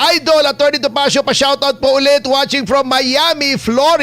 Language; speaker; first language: Filipino; native; Filipino